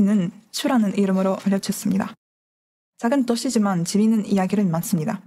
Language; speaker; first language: Korean; non-native, fluent; Kazakh